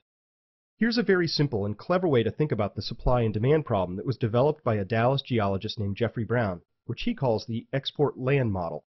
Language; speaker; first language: English; native; English